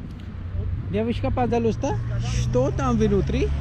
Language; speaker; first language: Russian; non-native, learner; Urdu